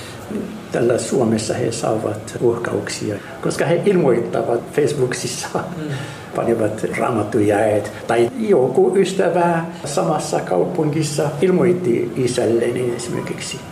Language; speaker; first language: Finnish; non-native, fluent; Arabic